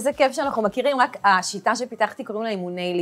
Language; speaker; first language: Hebrew; early bilingual, other home language; Russian